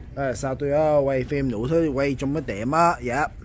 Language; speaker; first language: Vietnamese; early bilingual, heritage; Vietnamese